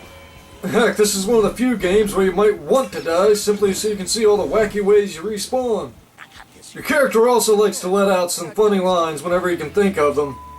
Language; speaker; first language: English; native; English